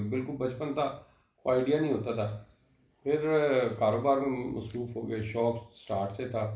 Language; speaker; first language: Urdu; non-native, local second language; Punjabi